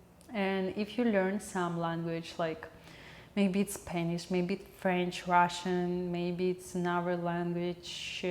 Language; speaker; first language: English; non-native, learner; Russian